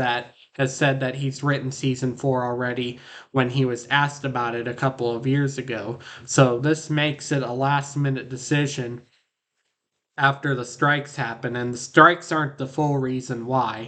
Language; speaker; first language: English; native; English